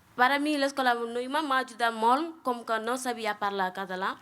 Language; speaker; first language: Catalan; non-native, learner; Wolof